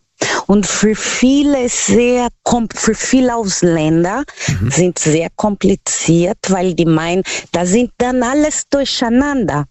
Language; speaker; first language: German; non-native, learner; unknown